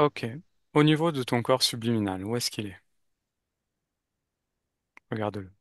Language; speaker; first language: French; native; French